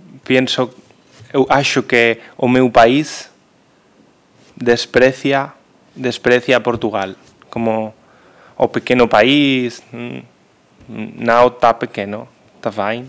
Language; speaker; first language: Portuguese; non-native, learner; Spanish